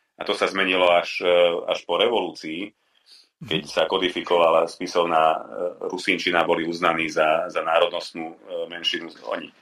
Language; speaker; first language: Slovak; non-native, local second language; Hungarian